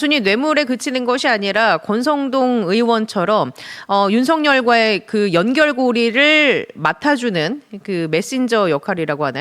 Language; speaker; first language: Korean; native; Korean